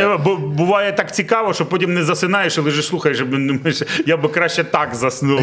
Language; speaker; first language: Ukrainian; non-native, local second language; Russian